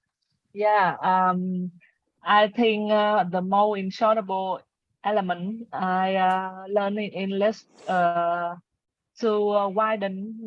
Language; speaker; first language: English; non-native, learner; Vietnamese